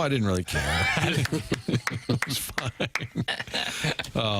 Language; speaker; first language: English; native; English